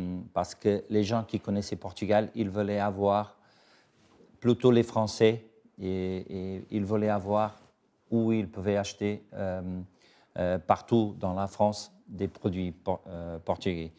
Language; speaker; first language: French; non-native, fluent; Portuguese